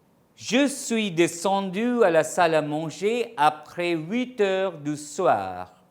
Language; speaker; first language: French; non-native, fluent; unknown